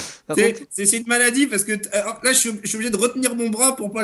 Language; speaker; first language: French; native; French